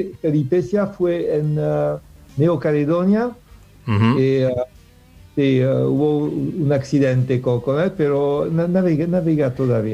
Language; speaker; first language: Spanish; non-native, learner; French